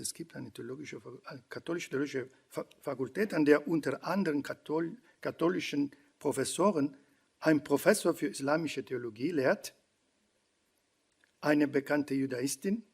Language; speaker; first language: German; non-native, fluent; Italian